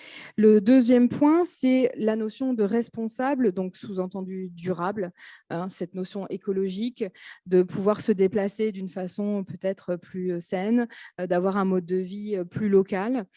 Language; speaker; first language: French; native; French